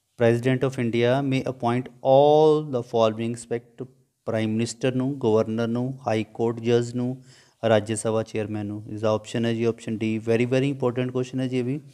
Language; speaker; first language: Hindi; non-native, local second language; Punjabi